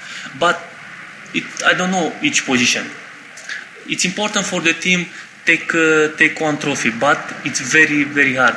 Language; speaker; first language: English; non-native, learner; Romanian